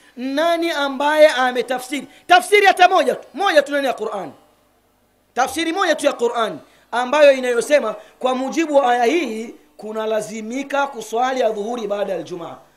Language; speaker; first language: Swahili; native; Swahili